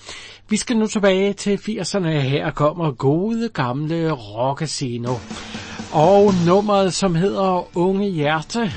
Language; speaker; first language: Danish; native; Danish